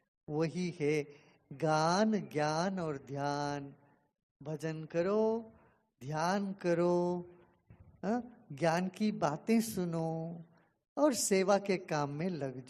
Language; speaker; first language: Hindi; non-native, local second language; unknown